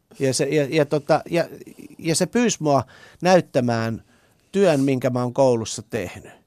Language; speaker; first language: Finnish; early bilingual, other home language; Persian